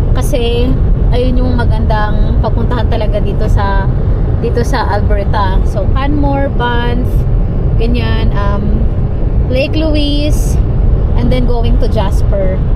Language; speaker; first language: Filipino; native; Filipino